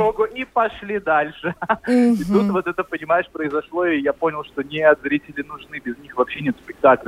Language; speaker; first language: Russian; native; Russian